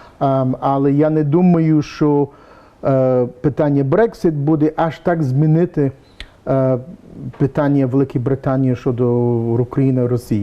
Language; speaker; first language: Ukrainian; early bilingual, heritage; English